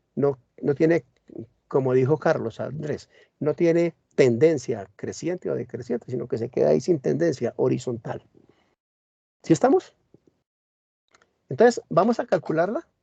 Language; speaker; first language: Spanish; native; Spanish